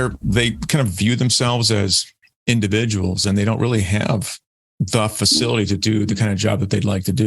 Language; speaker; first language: English; native; English